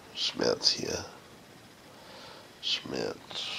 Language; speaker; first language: German; non-native, learner; English